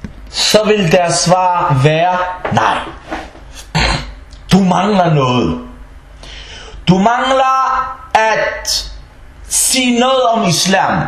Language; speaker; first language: Danish; early bilingual, other home language; Arabic